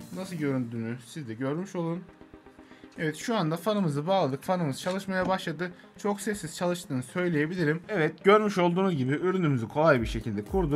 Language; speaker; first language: Turkish; native; Turkish